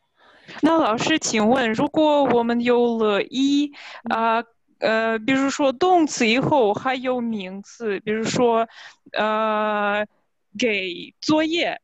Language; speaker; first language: Chinese; non-native, fluent; Russian